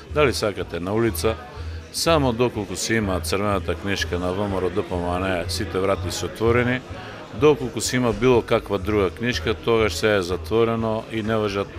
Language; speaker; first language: Macedonian; native; Macedonian